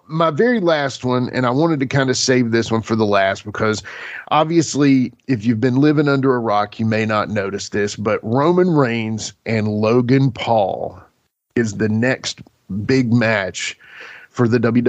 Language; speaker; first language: English; native; English